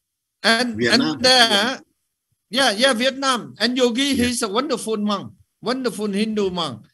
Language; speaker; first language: English; non-native, learner; Vietnamese